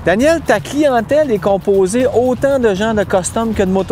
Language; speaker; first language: French; native; French